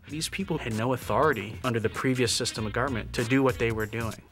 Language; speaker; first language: English; native; English